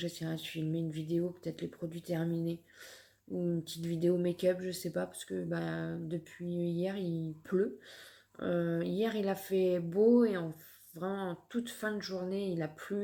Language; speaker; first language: French; native; French